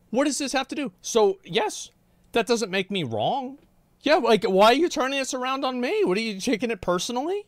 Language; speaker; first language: English; native; English